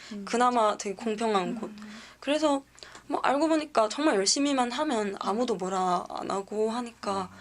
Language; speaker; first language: Korean; native; Korean